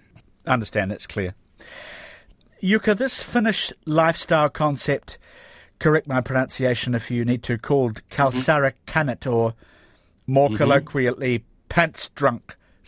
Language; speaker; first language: English; native; English